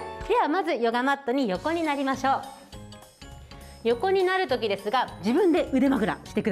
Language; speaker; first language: Japanese; native; Japanese